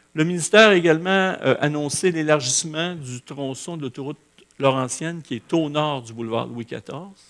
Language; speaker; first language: French; native; French